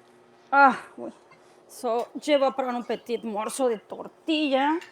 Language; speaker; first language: French; non-native, learner; Spanish